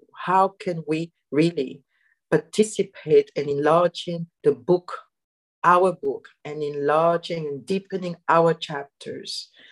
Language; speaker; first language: English; non-native, fluent; Arabic